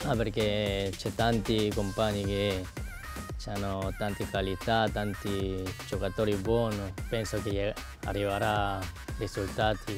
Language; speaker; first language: Italian; non-native, learner; Korean